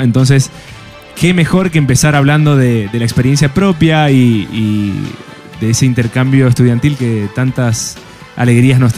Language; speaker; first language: Spanish; native; Spanish